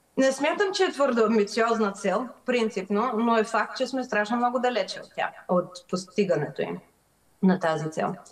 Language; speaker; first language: Bulgarian; early bilingual, heritage; Bulgarian